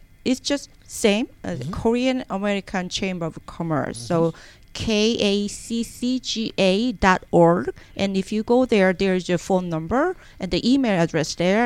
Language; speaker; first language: English; non-native, learner; Korean